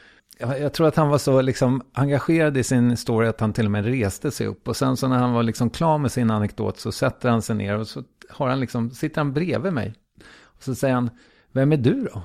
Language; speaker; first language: Swedish; native; Swedish